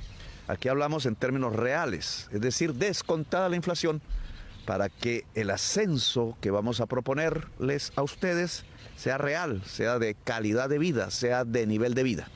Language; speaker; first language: Spanish; native; Spanish